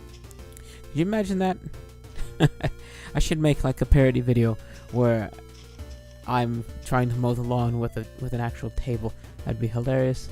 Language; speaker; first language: English; native; English